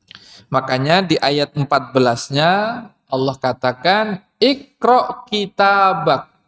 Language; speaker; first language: Indonesian; non-native, local second language; Banjar